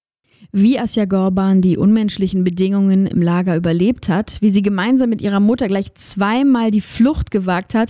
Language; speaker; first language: German; native; German